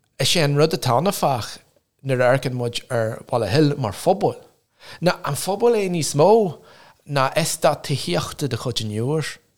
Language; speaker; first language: Irish; non-native, local second language; English